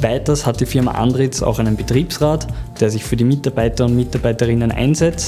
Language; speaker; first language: German; native; German